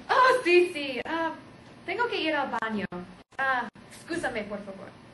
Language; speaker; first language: Spanish; non-native, learner; English